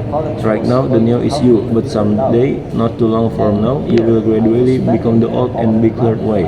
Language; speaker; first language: English; non-native, learner; Indonesian